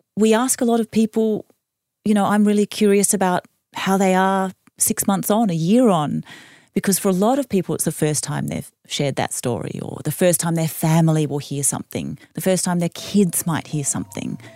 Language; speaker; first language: English; native; English